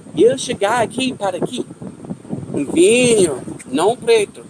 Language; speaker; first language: Portuguese; non-native, learner; English